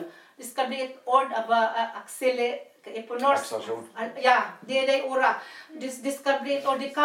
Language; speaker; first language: Swedish; non-native, learner; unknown